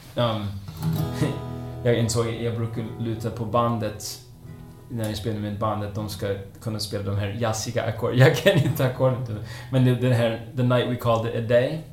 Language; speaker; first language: Swedish; non-native, fluent; English